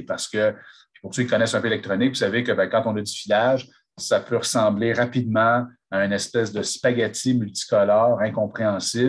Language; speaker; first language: French; native; French